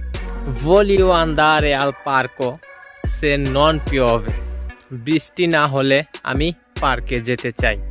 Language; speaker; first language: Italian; non-native, fluent; Bangla